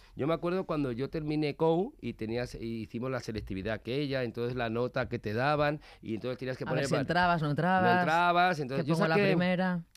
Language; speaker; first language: Spanish; native; Spanish